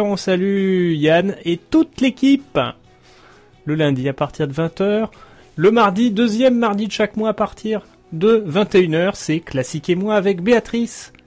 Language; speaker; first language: French; native; French